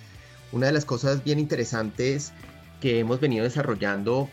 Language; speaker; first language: Spanish; native; Spanish